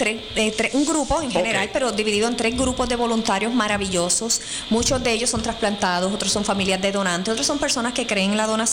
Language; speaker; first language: Spanish; native; Spanish